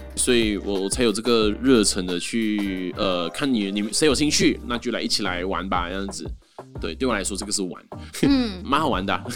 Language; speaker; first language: Chinese; non-native, local second language; Hakka Chinese